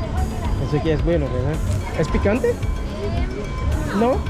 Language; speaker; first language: Spanish; non-native, learner; Haitian Creole